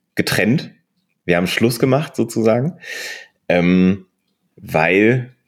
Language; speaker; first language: German; non-native, fluent; Polish